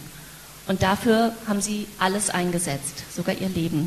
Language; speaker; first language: German; native; German